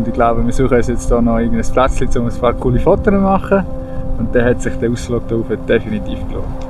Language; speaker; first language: German; native; German